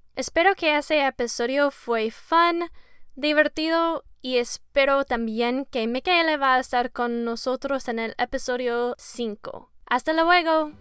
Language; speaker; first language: Spanish; non-native, learner; English